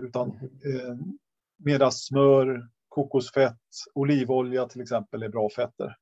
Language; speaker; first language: Swedish; native; Swedish